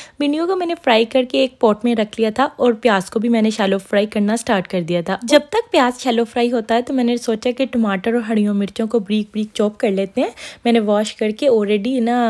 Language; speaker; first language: Urdu; non-native, local second language; Punjabi